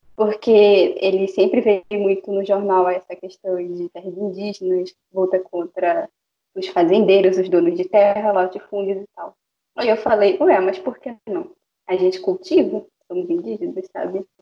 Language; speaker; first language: Portuguese; non-native, local second language; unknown